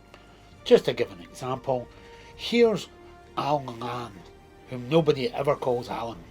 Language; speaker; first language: English; native; English